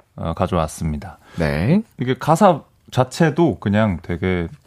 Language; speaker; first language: Korean; native; Korean